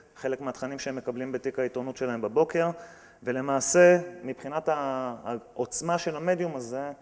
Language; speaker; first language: Hebrew; native; Hebrew